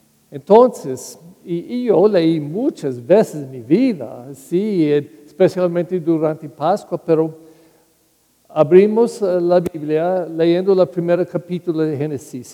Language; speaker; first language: Spanish; non-native, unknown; English